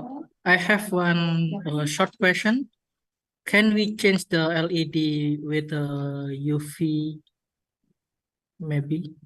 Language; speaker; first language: English; non-native, learner; Indonesian